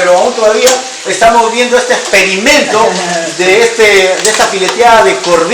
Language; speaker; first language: Spanish; native; Spanish